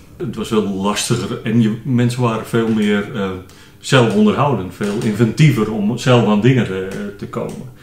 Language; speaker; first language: Dutch; non-native, local second language; Western Frisian